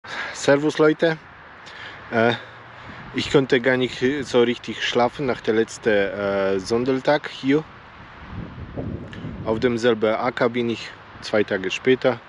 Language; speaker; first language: German; non-native, learner; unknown